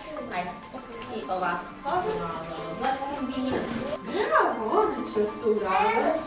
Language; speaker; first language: Bosnian; native; Bosnian